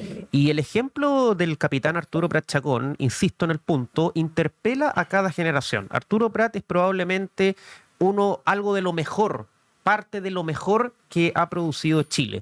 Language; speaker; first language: Spanish; native; Spanish